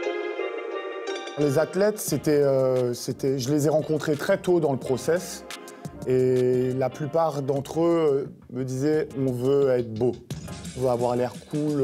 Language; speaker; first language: French; native; French